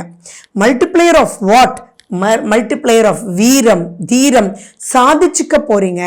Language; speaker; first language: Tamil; native; Tamil